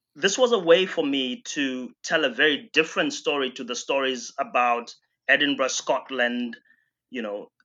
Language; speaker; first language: English; non-native, local second language; Shona